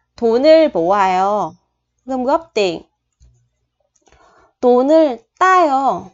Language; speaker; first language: Korean; non-native, fluent; Vietnamese